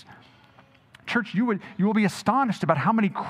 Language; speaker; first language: English; native; English